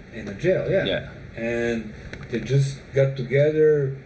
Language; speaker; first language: English; non-native, fluent; Serbian